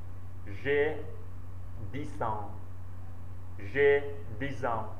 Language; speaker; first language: French; non-native, learner; Central Kurdish